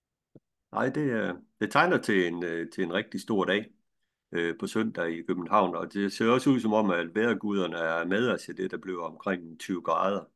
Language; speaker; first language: Danish; native; Danish